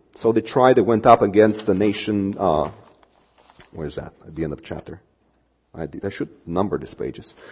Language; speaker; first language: English; non-native, fluent; Romanian